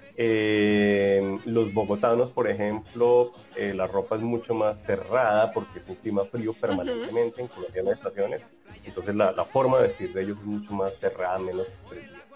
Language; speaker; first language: Spanish; native; Spanish